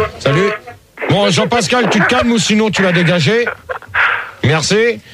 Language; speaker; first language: French; native; French